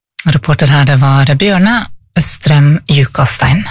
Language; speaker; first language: Norwegian; native; Norwegian